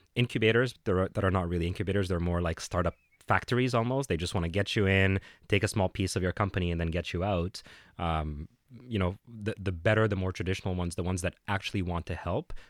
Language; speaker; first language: English; non-native, fluent; Arabic